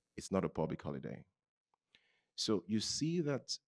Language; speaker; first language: English; non-native, local second language; Yoruba